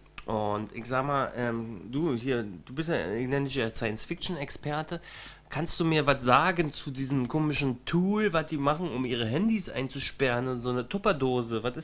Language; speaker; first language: German; native; German